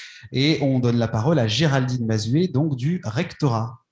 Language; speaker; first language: French; native; French